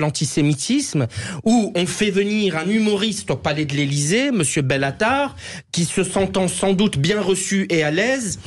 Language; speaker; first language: French; native; French